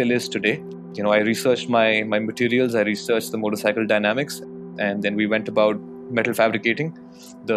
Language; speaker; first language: English; non-native, local second language; Hindi